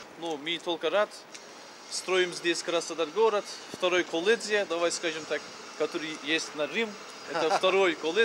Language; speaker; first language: Russian; non-native, learner; Turkish